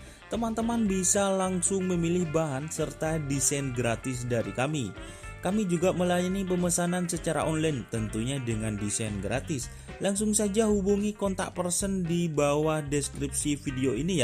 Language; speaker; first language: Indonesian; native; Indonesian